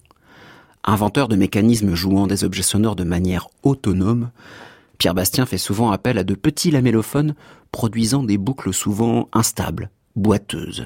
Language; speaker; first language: French; native; French